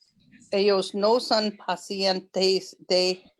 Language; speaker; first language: Spanish; non-native, learner; English